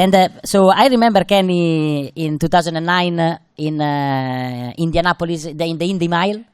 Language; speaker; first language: English; non-native, fluent; Italian